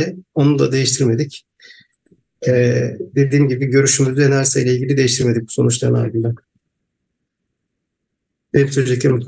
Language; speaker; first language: Turkish; native; Turkish